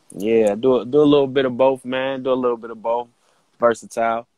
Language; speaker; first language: English; native; English